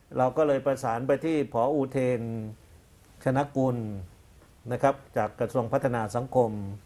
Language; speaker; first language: Thai; native; Thai